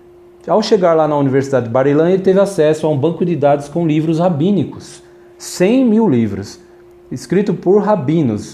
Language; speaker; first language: Portuguese; native; Portuguese